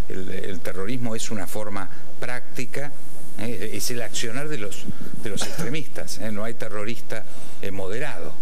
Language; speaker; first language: Spanish; native; Spanish